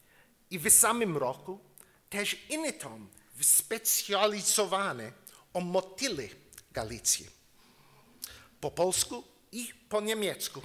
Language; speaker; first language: Polish; non-native, learner; English